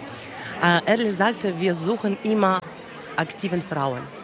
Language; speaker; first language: German; non-native, learner; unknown